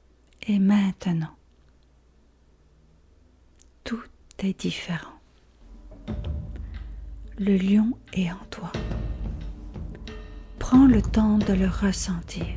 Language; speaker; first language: French; native; French